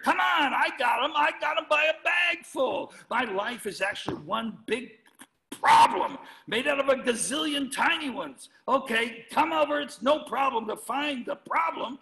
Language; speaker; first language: English; native; English